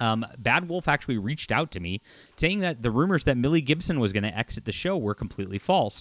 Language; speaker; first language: English; native; English